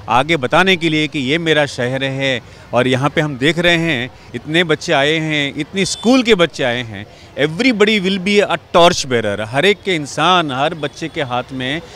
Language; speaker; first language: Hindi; non-native, local second language; Gujarati